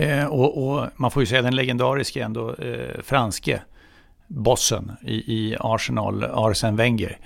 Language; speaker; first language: Swedish; native; Swedish